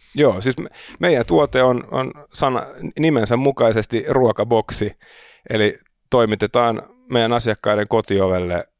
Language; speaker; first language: Finnish; native; Finnish